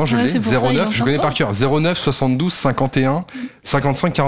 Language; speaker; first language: French; native; French